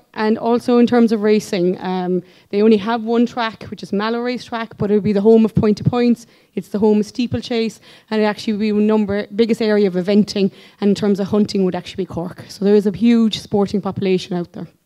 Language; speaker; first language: English; native; English